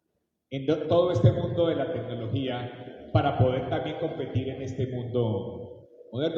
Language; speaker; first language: Spanish; native; Spanish